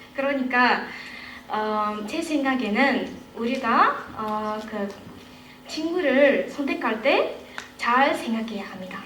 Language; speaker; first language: Korean; non-native, fluent; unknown